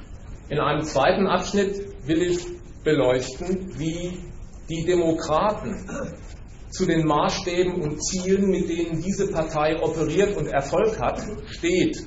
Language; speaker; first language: German; native; German